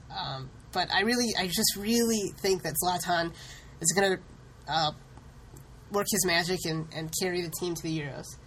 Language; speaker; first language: English; early bilingual, other home language; Hindi